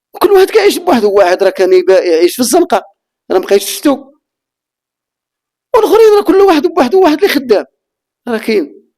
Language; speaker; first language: Arabic; native; Arabic